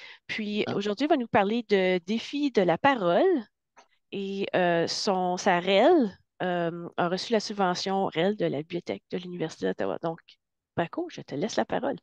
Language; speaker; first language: French; native; French